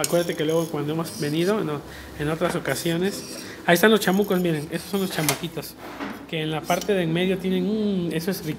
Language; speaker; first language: Spanish; native; Spanish